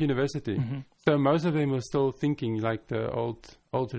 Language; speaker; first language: English; non-native, local second language; Afrikaans